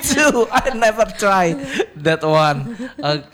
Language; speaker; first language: English; non-native, learner; Indonesian